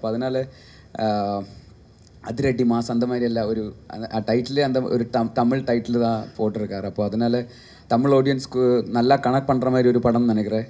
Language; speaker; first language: Tamil; non-native, learner; Malayalam